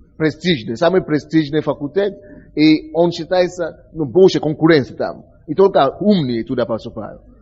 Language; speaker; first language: Russian; non-native, fluent; Yoruba